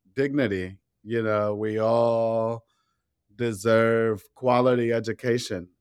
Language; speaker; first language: English; native; English